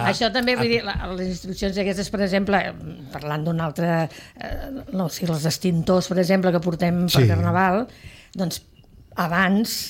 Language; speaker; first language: Catalan; native; Catalan